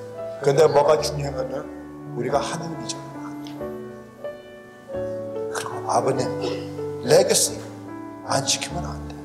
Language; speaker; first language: Korean; early bilingual, heritage; Korean